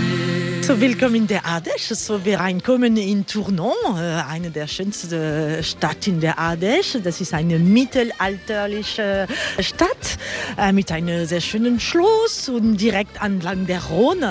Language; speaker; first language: German; non-native, fluent; French